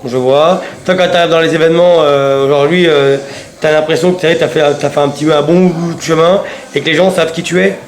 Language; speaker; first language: French; native; French